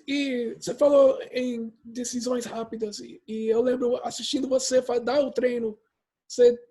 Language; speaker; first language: Portuguese; early bilingual, heritage; English